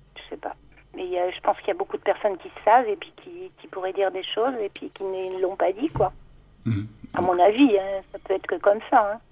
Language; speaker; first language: French; native; French